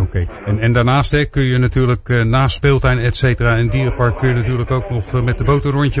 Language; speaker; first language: Dutch; native; Dutch